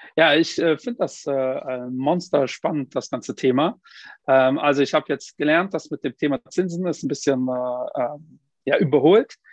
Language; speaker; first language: German; early bilingual, other home language; Portuguese